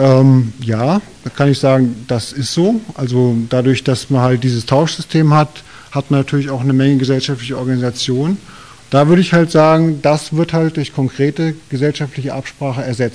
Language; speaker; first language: German; native; German